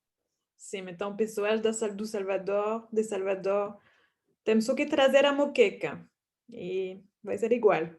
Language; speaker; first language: Portuguese; non-native, fluent; French